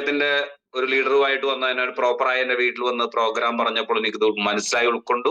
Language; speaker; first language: Malayalam; native; Malayalam